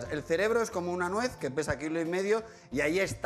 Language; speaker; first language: Spanish; native; Spanish